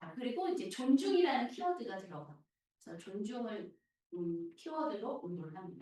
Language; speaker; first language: Korean; native; Korean